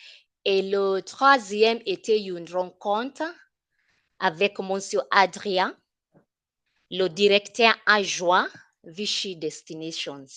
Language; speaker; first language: French; non-native, fluent; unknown